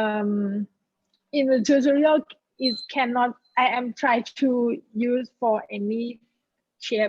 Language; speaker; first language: English; non-native, learner; Thai